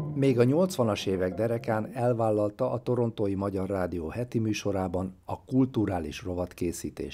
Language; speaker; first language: Hungarian; native; Hungarian